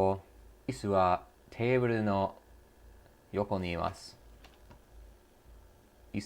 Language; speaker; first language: Japanese; non-native, learner; English